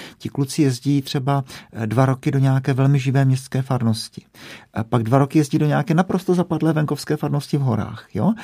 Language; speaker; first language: Czech; native; Czech